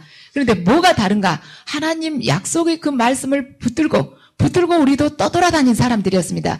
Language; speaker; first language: Korean; native; Korean